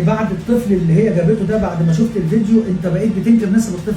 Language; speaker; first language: Arabic; native; Arabic